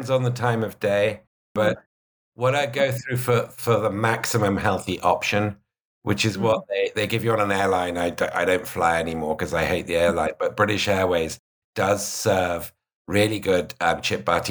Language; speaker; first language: English; native; English